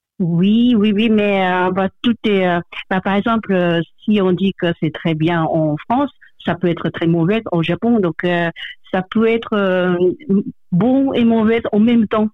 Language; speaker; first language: French; non-native, fluent; Japanese